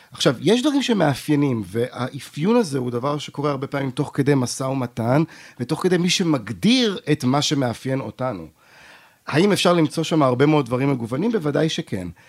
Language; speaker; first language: Hebrew; native; Hebrew